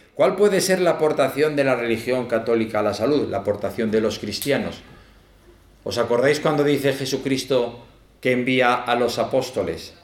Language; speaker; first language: Spanish; native; Spanish